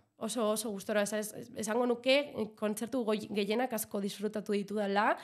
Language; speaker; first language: Basque; non-native, local second language; Spanish